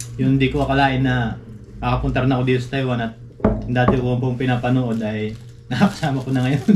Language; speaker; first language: Filipino; native; Filipino